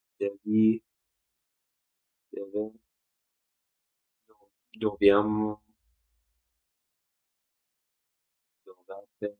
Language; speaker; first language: Italian; non-native, learner; English